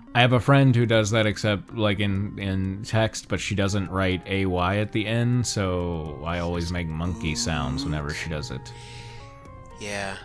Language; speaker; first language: English; native; English